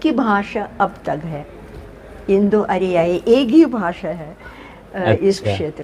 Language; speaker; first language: Hindi; non-native, fluent; Russian